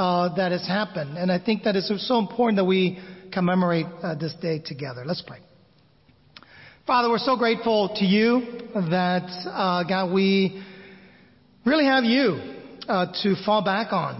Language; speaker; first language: English; native; English